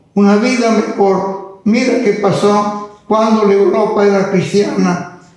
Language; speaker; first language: Spanish; non-native, fluent; Italian